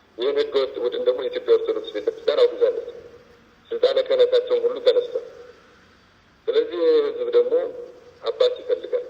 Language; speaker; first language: Amharic; native; Amharic